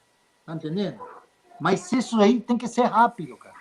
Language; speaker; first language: Portuguese; non-native, fluent; Spanish